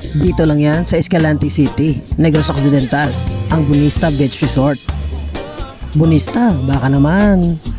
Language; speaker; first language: Filipino; non-native, local second language; Hiligaynon